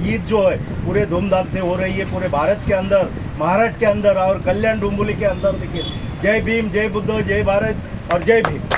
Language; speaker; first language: Hindi; non-native, local second language; Marathi